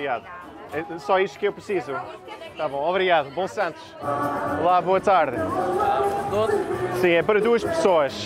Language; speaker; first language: Portuguese; native; Portuguese